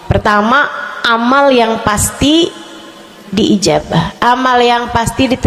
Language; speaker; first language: Indonesian; native; Indonesian